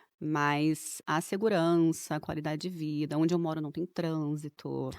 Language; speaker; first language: Portuguese; native; Portuguese